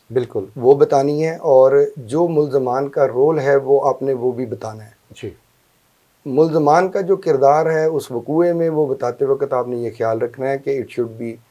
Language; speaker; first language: Urdu; non-native, local second language; Punjabi